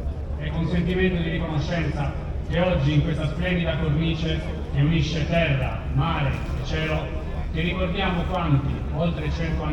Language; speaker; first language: Italian; native; Italian